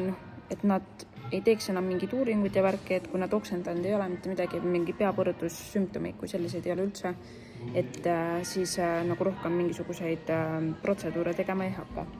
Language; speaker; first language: Estonian; native; Estonian